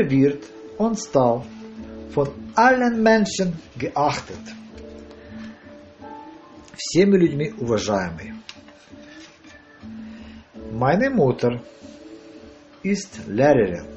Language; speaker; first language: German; non-native, learner; Russian